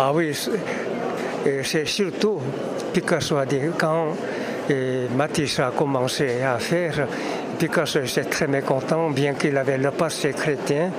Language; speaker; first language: French; non-native, fluent; Korean